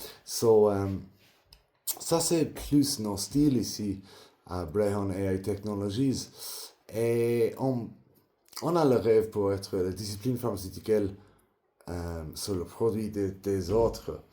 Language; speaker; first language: French; non-native, learner; English